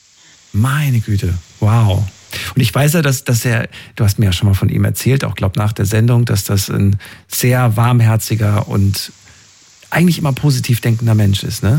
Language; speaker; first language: German; native; German